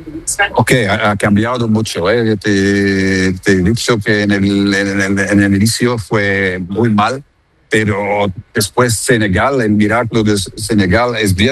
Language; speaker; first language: Spanish; non-native, fluent; Dutch